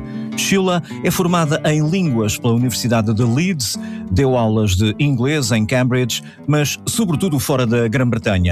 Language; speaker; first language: Portuguese; native; Portuguese